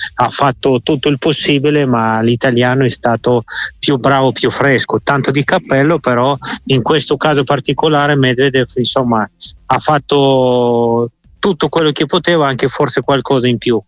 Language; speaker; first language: Italian; non-native, fluent; Russian